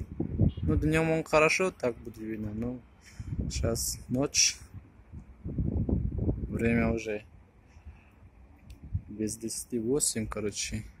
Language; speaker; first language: Russian; non-native, fluent; Tajik